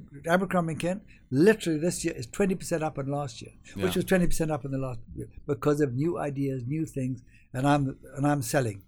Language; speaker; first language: English; native; English